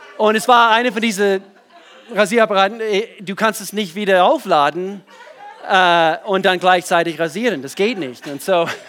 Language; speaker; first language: German; non-native, fluent; English